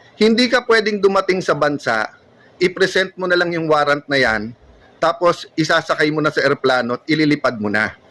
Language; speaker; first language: Filipino; native; Filipino